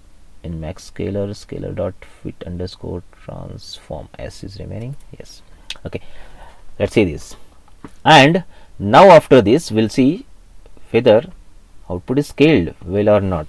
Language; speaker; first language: English; non-native, local second language; Marathi